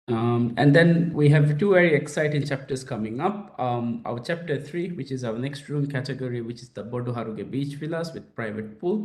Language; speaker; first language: English; non-native, local second language; Divehi